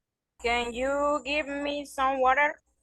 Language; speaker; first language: English; non-native, learner; Spanish